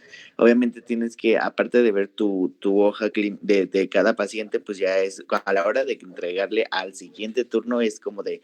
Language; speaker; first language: Spanish; native; Spanish